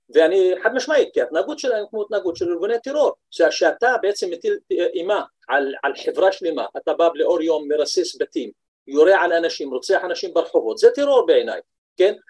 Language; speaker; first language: Hebrew; non-native, local second language; Arabic